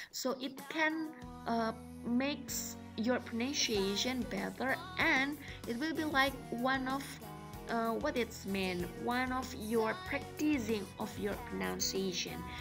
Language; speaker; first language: English; non-native, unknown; Indonesian